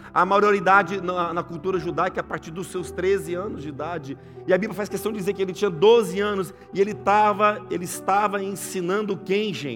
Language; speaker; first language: Portuguese; native; Portuguese